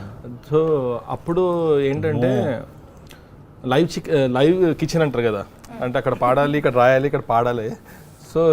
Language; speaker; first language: Telugu; native; Telugu